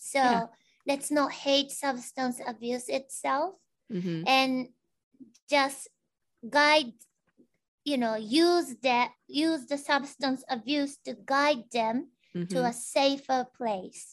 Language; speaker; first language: English; non-native, fluent; Japanese